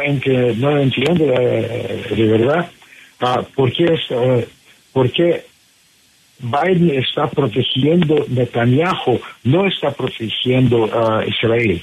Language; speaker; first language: Spanish; non-native, fluent; English